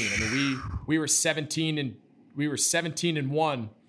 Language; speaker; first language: English; native; English